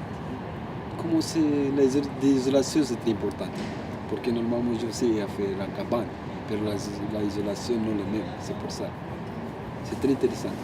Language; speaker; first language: French; non-native, learner; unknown